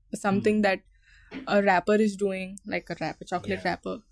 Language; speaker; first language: English; non-native, local second language; Konkani